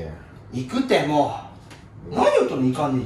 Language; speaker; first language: Japanese; native; Japanese